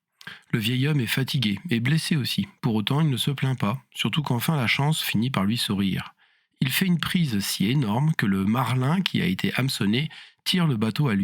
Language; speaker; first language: French; native; French